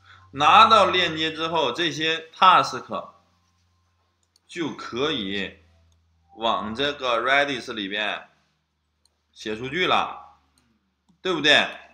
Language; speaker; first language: Chinese; native; Chinese